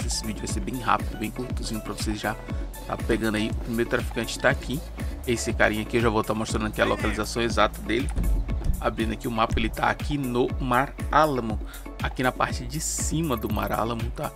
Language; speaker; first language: Portuguese; native; Portuguese